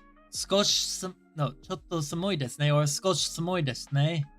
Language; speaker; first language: Japanese; non-native, learner; English